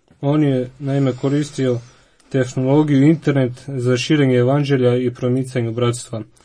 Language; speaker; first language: Croatian; native; Croatian